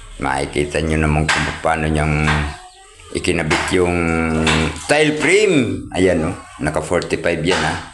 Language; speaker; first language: Filipino; non-native, local second language; Cebuano